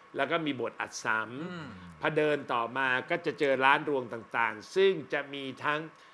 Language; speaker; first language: Thai; native; Thai